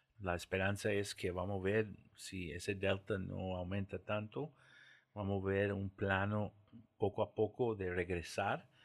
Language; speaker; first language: Spanish; non-native, fluent; English